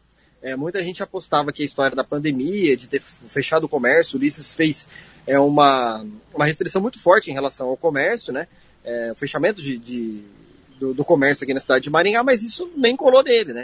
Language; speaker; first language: Portuguese; native; Portuguese